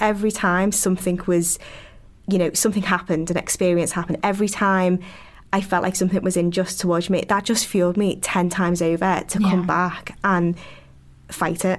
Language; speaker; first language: English; native; English